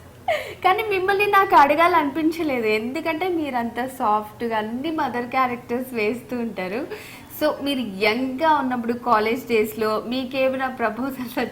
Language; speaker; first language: Telugu; native; Telugu